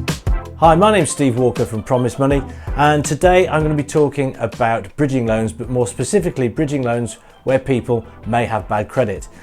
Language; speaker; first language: English; native; English